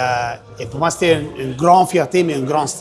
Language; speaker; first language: French; non-native, local second language; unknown